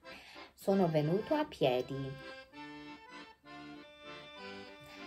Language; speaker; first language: Italian; non-native, fluent; Japanese